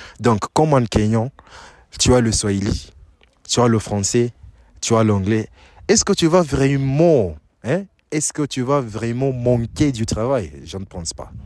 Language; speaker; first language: French; non-native, fluent; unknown